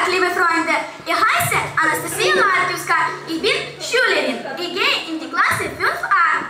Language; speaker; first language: German; non-native, learner; Ukrainian